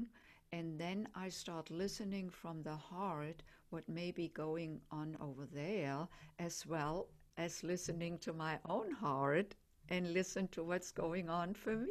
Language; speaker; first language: English; non-native, fluent; German